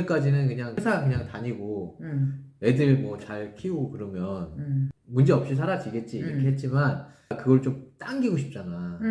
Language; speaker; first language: Korean; native; Korean